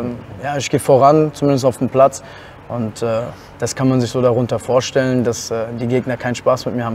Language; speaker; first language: German; native; German